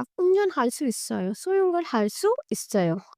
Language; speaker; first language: Korean; non-native, learner; Hindi